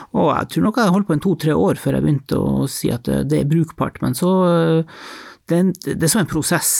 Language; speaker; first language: Norwegian; native; Norwegian